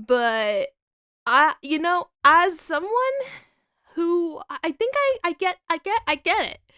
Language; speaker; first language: English; native; English